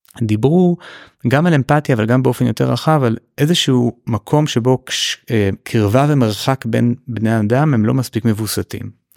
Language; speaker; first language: Hebrew; native; Hebrew